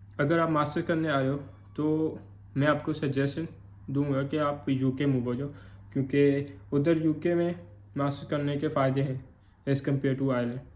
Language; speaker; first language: Urdu; non-native, local second language; Northern Hindko